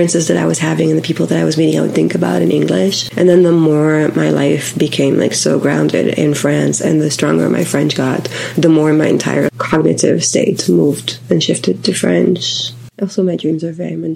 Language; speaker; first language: English; non-native, fluent; Hebrew